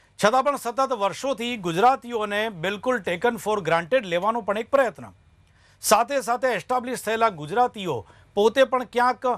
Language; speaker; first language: Gujarati; native; Gujarati